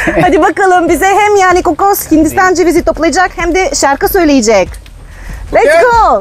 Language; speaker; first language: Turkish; non-native, fluent; Bulgarian